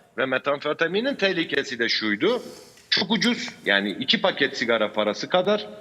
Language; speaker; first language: Turkish; native; Turkish